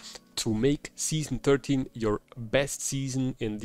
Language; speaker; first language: English; non-native, fluent; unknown